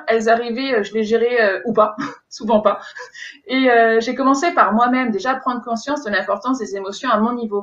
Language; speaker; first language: French; native; French